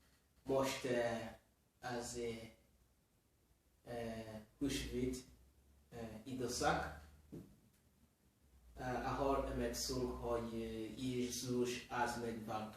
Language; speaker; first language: Hungarian; non-native, learner; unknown